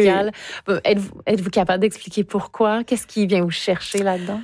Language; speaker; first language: French; native; French